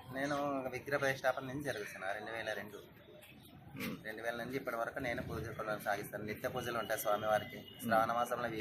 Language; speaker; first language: Telugu; native; Telugu